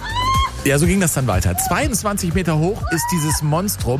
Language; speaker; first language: German; native; German